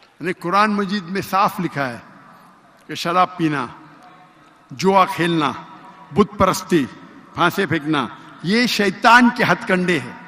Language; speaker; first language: Urdu; non-native, local second language; Konkani